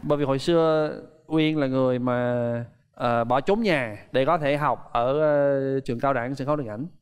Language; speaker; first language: Vietnamese; non-native, fluent; English